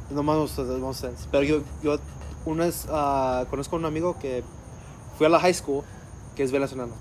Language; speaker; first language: Spanish; non-native, learner; English